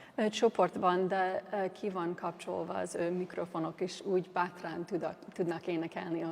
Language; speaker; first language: Hungarian; early bilingual, heritage; English